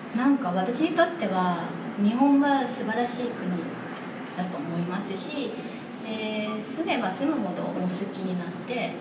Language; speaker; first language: Japanese; non-native, fluent; Vietnamese